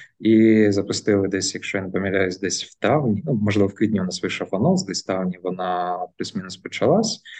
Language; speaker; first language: Ukrainian; non-native, local second language; Russian